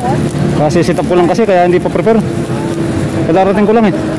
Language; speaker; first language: Filipino; native; Filipino